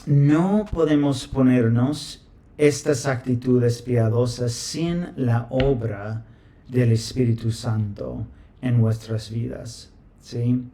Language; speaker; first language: Spanish; non-native, fluent; English